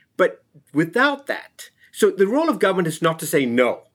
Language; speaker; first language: English; non-native, local second language; Tamil